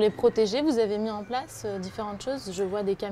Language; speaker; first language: French; native; French